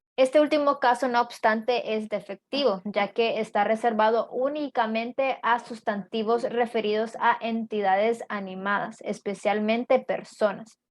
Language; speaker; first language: Spanish; native; Spanish